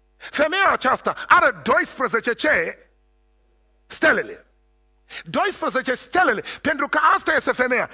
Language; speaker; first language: Romanian; non-native, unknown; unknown